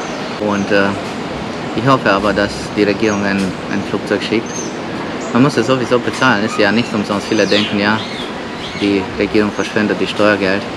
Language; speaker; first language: German; non-native, fluent; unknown